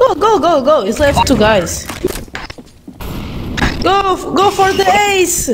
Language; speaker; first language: English; non-native, learner; Hungarian